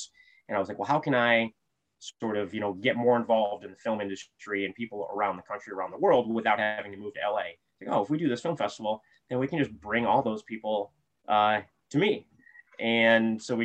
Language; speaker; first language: English; native; English